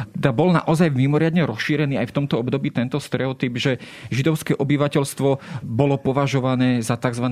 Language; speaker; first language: Slovak; native; Slovak